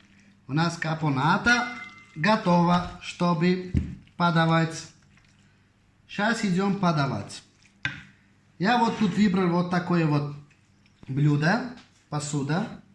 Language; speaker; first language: Russian; non-native, fluent; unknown